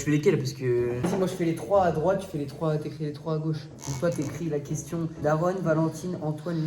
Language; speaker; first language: French; native; French